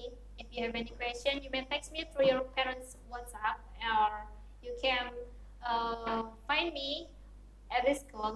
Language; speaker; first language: English; non-native, fluent; Indonesian